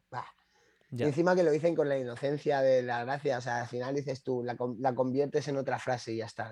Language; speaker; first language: Spanish; native; Spanish